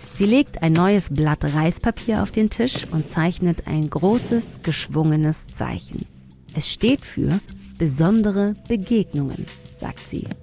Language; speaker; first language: German; early bilingual, other home language; Tigrinya